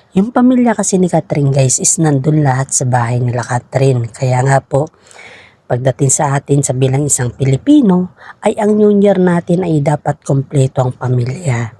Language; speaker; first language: Filipino; native; Filipino